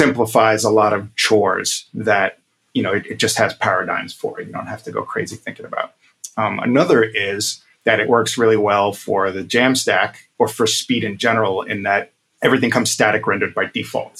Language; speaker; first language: English; native; English